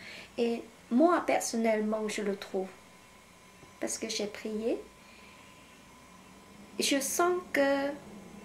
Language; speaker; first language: French; non-native, fluent; Khmer